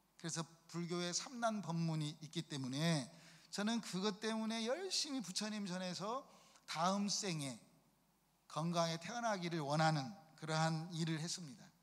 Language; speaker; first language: Korean; native; Korean